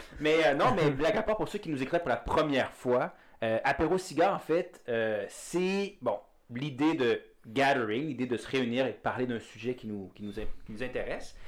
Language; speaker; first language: French; native; French